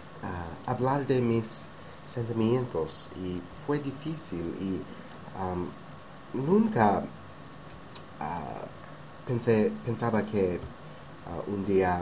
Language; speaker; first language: Spanish; non-native, learner; English